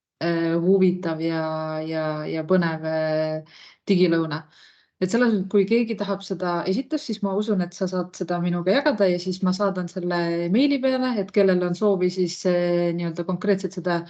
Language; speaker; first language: Estonian; native; Estonian